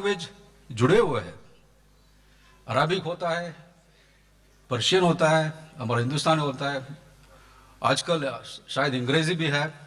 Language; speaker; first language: Hindi; non-native, local second language; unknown